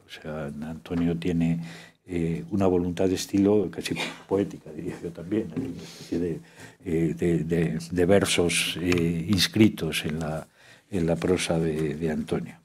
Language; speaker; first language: Spanish; native; Spanish